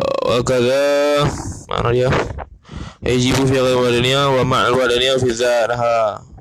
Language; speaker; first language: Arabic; non-native, fluent; Malay